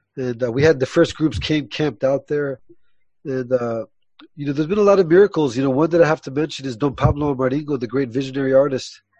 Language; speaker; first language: English; early bilingual, other home language; Spanish